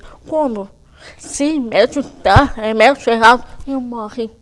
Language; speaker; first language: Portuguese; non-native, local second language; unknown